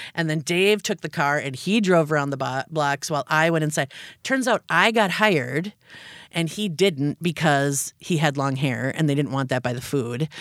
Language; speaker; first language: English; native; English